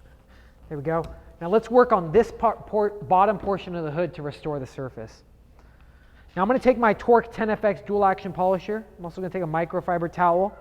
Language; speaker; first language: English; native; English